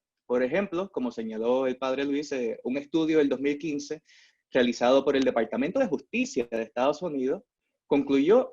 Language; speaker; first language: Spanish; native; Spanish